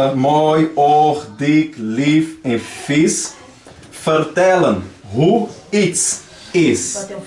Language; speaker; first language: Dutch; non-native, learner; Portuguese